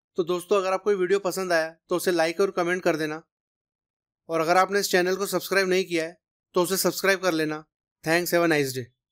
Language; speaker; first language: Hindi; native; Hindi